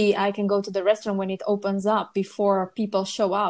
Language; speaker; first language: English; non-native, fluent; Romanian